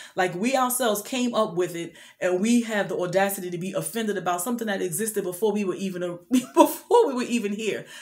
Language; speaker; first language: English; native; English